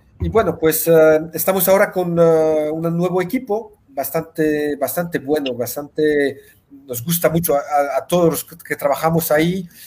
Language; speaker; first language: Spanish; early bilingual, heritage; Spanish